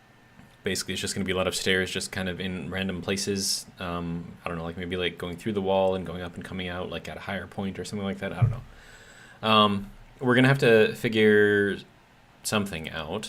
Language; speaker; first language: English; native; English